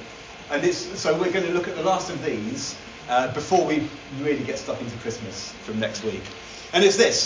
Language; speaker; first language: English; native; English